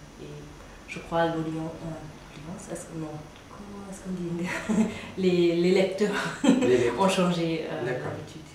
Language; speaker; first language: French; non-native, fluent; German